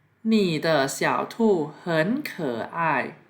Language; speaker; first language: Chinese; non-native, fluent; Thai